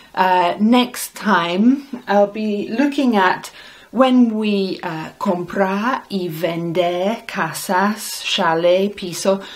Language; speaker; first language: English; native; English